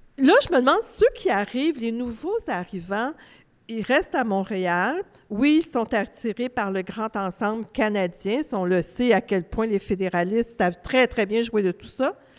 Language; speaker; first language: French; native; French